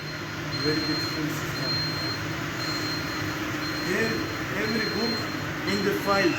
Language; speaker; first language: English; non-native, learner; Turkish